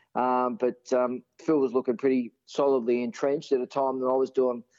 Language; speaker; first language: English; native; English